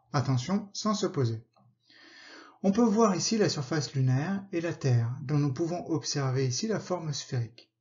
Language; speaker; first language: French; native; French